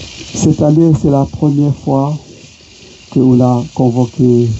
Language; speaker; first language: French; non-native, local second language; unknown